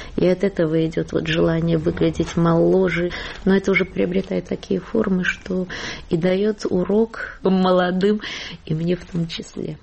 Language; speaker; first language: Russian; native; Russian